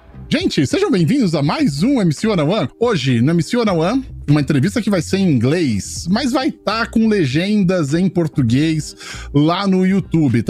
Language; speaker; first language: Portuguese; native; Portuguese